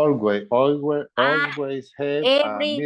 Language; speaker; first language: English; non-native, learner; Spanish